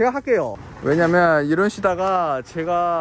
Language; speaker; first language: Korean; non-native, local second language; Chinese